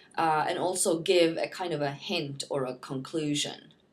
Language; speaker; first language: English; non-native, fluent; Norwegian